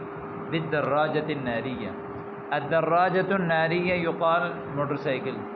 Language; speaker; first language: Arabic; non-native, fluent; Urdu